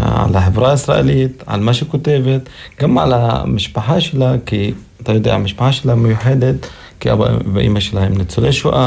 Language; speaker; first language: Hebrew; non-native, local second language; Arabic